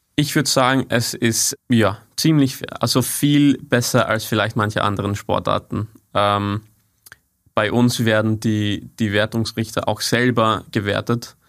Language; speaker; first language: German; non-native, fluent; English